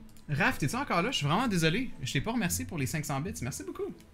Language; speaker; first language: French; native; French